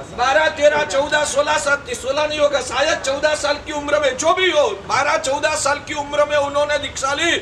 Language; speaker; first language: Hindi; non-native, local second language; Gujarati